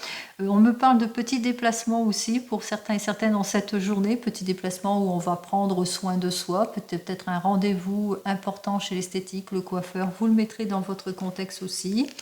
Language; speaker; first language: French; native; French